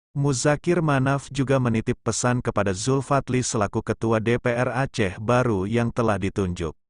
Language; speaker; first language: Indonesian; non-native, local second language; Achinese